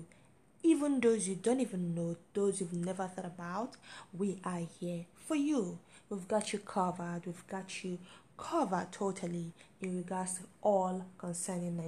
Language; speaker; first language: English; non-native, local second language; Igbo